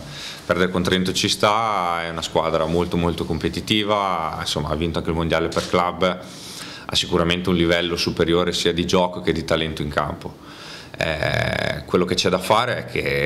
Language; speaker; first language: Italian; native; Italian